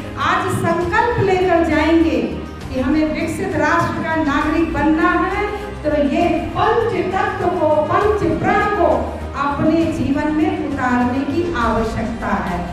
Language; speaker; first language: Hindi; native; Hindi